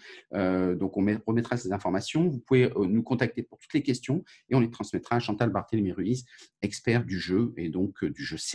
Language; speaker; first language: French; native; French